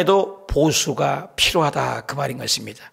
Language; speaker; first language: Korean; native; Korean